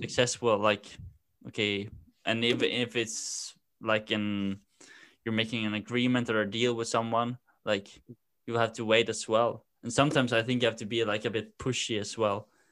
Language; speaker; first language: English; non-native, fluent; Norwegian